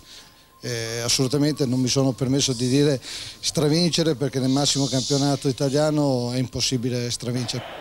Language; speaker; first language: Italian; native; Italian